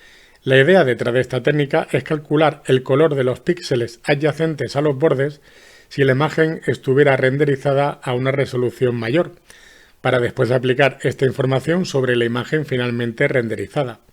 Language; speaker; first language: Spanish; native; Spanish